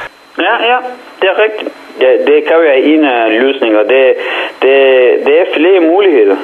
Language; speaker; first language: Danish; non-native, fluent; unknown